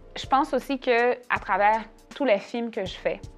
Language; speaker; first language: French; native; French